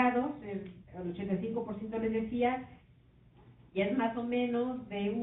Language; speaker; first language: Spanish; native; Spanish